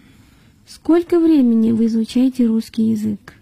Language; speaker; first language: Russian; non-native, fluent; Chinese